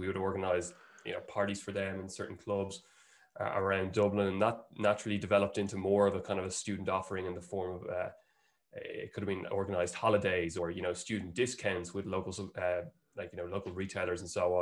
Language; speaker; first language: English; native; English